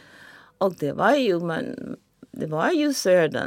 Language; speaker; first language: Swedish; non-native, fluent; English